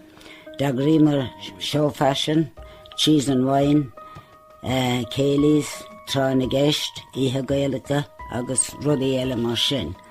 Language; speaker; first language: Irish; non-native, local second language; English